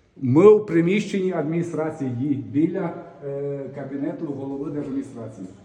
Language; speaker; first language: Ukrainian; native; Ukrainian